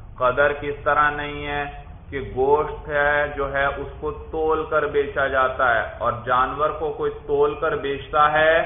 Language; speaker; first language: Urdu; native; Urdu